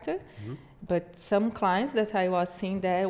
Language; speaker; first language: English; non-native, learner; Portuguese